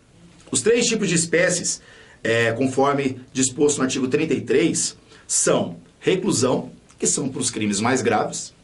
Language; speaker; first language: Portuguese; native; Portuguese